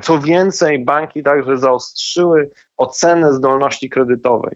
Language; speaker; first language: Polish; native; Polish